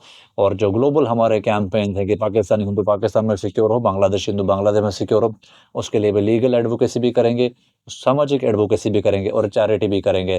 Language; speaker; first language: Hindi; native; Hindi